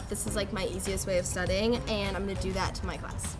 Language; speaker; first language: English; native; English